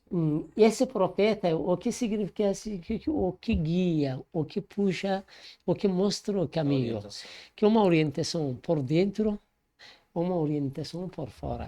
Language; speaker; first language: Portuguese; non-native, learner; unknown